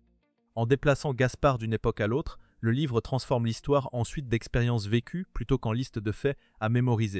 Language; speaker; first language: French; native; French